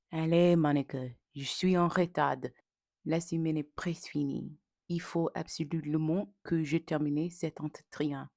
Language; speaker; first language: French; non-native, learner; English